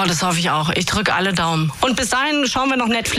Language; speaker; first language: German; native; German